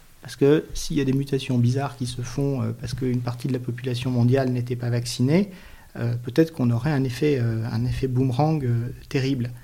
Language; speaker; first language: French; native; French